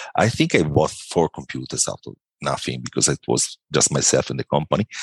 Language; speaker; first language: English; non-native, fluent; Italian